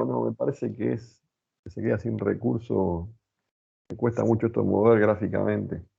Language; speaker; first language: Spanish; native; Spanish